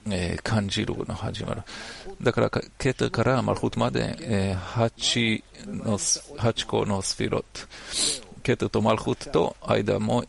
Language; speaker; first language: Japanese; non-native, learner; Hebrew